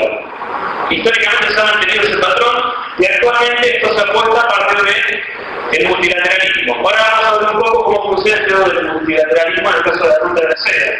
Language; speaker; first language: Spanish; native; Spanish